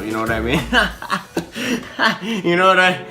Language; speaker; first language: English; native; English